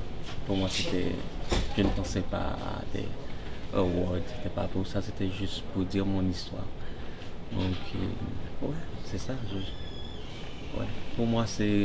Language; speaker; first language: French; non-native, local second language; Haitian Creole